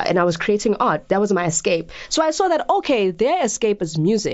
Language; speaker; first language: English; non-native, local second language; Tswana